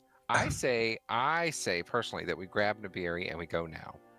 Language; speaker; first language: English; native; English